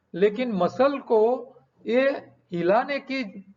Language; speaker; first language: Hindi; non-native, local second language; Gujarati